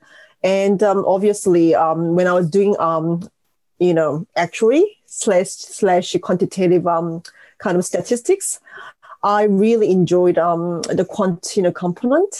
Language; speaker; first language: English; non-native, fluent; Korean